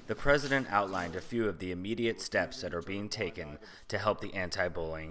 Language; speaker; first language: English; native; English